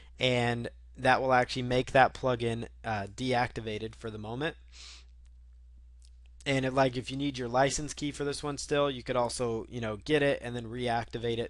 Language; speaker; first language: English; native; English